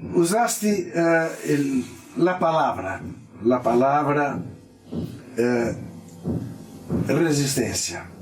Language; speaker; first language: Spanish; non-native, learner; Portuguese